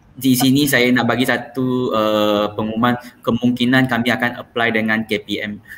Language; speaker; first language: Malay; non-native, local second language; Chinese